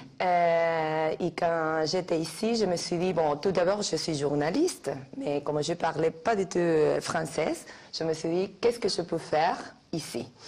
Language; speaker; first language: French; non-native, fluent; Spanish